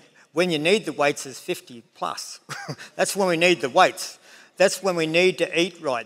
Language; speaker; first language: English; native; English